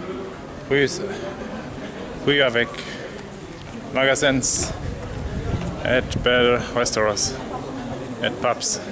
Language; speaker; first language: French; non-native, learner; German